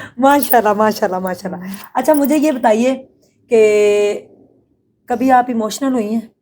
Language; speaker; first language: Urdu; non-native, local second language; Punjabi